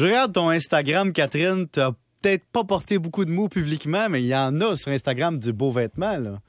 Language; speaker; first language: French; native; French